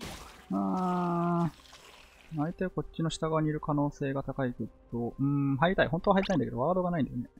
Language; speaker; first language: Japanese; native; Japanese